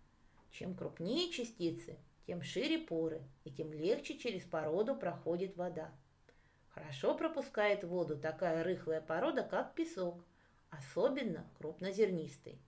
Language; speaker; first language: Russian; native; Russian